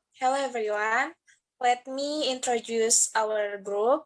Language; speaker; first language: English; non-native, learner; Indonesian